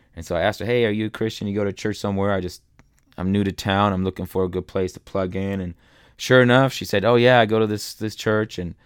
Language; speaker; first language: English; early bilingual, other home language; German